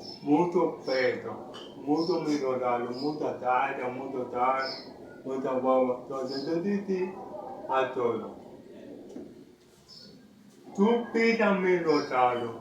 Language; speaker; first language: Spanish; non-native, learner; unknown